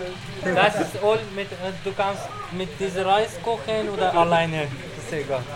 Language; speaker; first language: German; non-native, learner; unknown